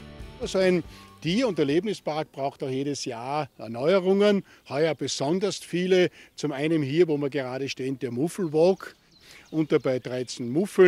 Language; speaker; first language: German; native; German